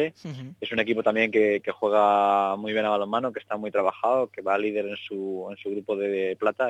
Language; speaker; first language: Spanish; native; Spanish